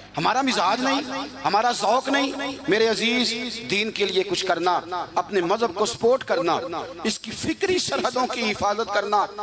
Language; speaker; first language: Urdu; non-native, local second language; Punjabi